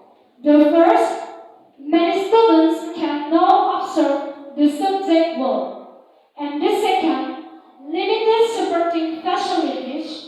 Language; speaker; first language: English; non-native, learner; Indonesian